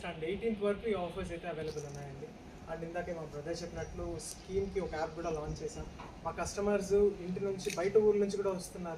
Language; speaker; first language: Telugu; native; Telugu